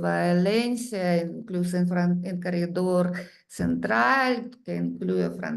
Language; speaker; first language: Spanish; non-native, learner; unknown